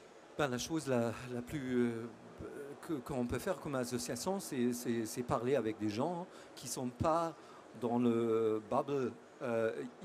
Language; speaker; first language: French; non-native, fluent; German